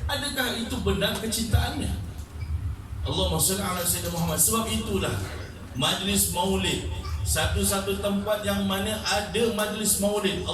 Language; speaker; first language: Malay; native; Malay